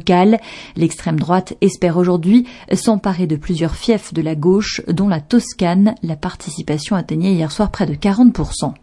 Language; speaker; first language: French; native; French